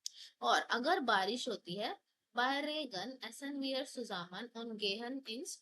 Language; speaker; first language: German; non-native, fluent; Hindi